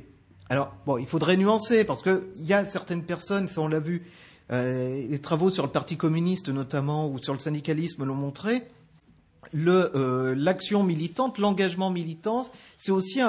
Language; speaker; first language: French; native; French